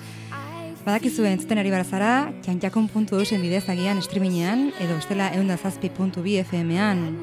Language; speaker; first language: Basque; native; Basque